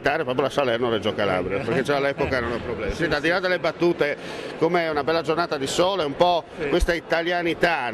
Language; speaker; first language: Italian; native; Italian